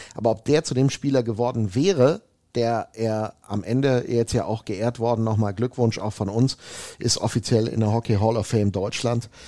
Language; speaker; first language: German; native; German